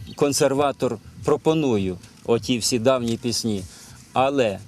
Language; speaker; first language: Ukrainian; native; Ukrainian